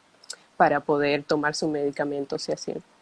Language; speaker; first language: Spanish; early bilingual, heritage; Spanish